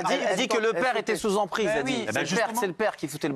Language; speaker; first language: French; native; French